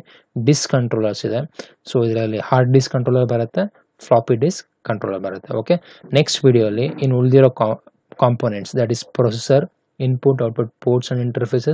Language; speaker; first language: Kannada; native; Kannada